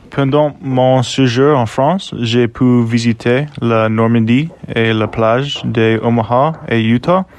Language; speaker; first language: French; non-native, learner; English